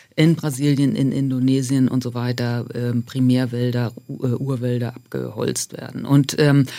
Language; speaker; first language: German; native; German